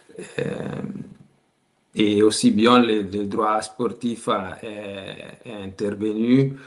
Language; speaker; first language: French; non-native, learner; Italian